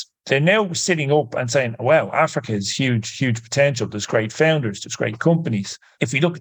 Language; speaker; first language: English; native; English